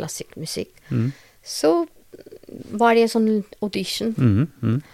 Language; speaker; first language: Norwegian; non-native, learner; Albanian